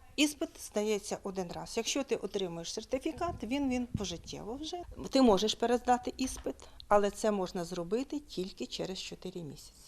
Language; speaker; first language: Ukrainian; native; Ukrainian